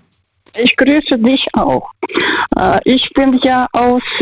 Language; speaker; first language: German; early bilingual, heritage; Russian